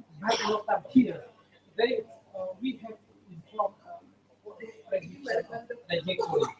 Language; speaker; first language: English; non-native, learner; Indonesian